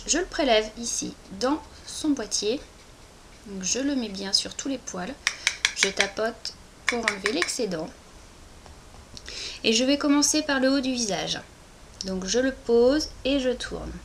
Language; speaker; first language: French; native; French